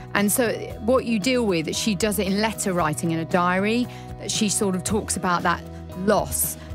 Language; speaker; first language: English; native; English